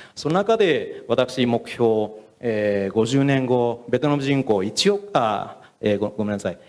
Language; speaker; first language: Japanese; non-native, fluent; Vietnamese